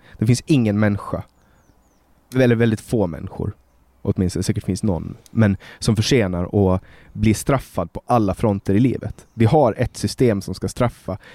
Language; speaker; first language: Swedish; native; Swedish